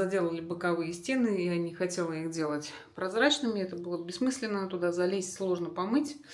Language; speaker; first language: Russian; native; Russian